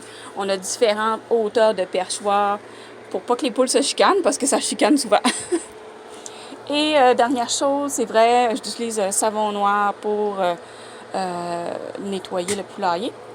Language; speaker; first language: French; native; French